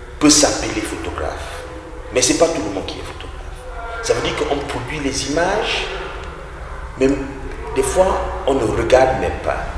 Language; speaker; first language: French; non-native, local second language; English